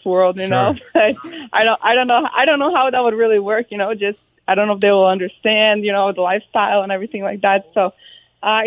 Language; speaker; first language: English; native; English